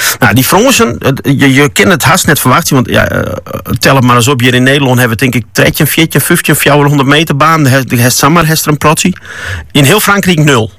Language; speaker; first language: Dutch; non-native, local second language; Western Frisian